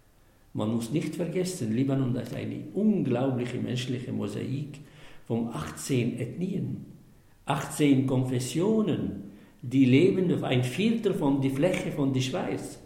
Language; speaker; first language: German; non-native, fluent; Arabic